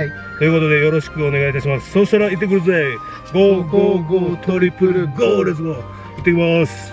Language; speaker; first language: Japanese; native; Japanese